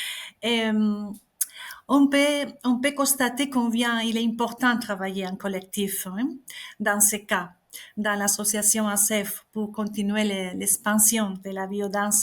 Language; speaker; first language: French; non-native, fluent; Spanish